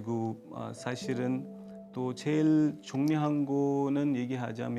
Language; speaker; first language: Korean; non-native, fluent; Urdu